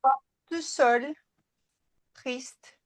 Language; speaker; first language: French; non-native, fluent; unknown